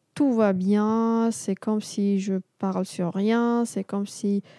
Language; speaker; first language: French; non-native, local second language; Arabic